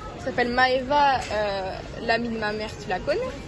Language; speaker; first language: French; native; French